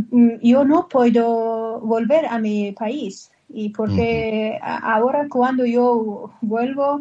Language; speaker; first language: Spanish; non-native, learner; Persian